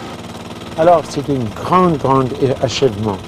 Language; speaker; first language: French; non-native, fluent; English